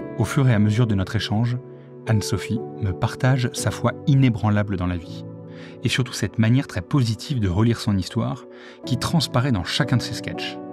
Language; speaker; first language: French; native; French